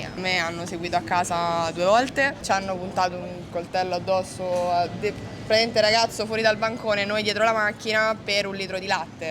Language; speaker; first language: Italian; native; Italian